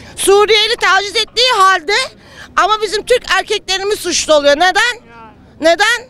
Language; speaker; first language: Turkish; non-native, local second language; Kurdish